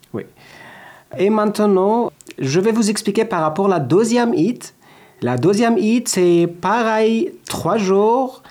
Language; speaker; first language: French; non-native, learner; Persian